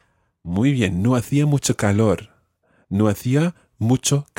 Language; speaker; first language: Spanish; non-native, fluent; English